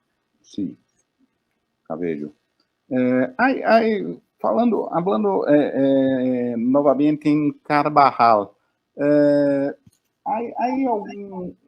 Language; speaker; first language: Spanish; non-native, fluent; Portuguese